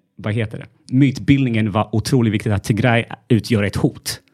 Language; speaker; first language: Swedish; early bilingual, other home language; Amharic